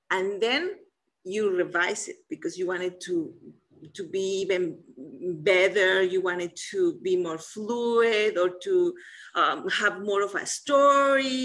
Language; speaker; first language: English; non-native, fluent; Spanish